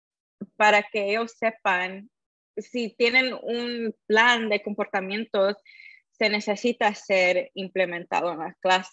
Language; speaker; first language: Spanish; early bilingual, heritage; Spanish